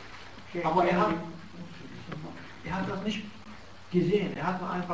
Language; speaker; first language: German; non-native, learner; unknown